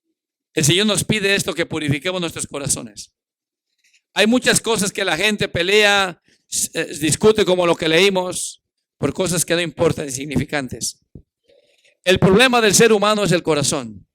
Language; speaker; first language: Spanish; native; Spanish